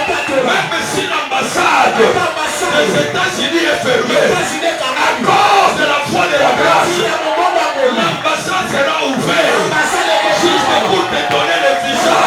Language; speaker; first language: French; non-native, local second language; Lingala